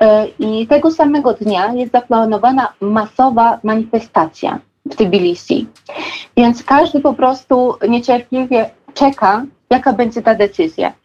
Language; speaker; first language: Polish; non-native, fluent; Georgian